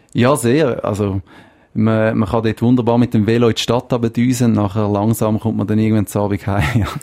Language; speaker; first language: German; native; German